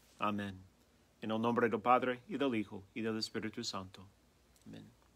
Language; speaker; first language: Spanish; non-native, fluent; English